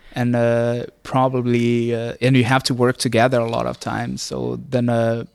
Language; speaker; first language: English; non-native, fluent; Portuguese